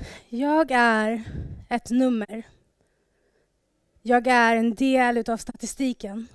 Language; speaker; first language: Swedish; early bilingual, other home language; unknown